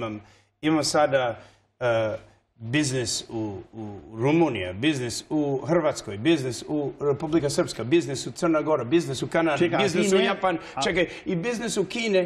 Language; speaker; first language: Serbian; early bilingual, heritage; English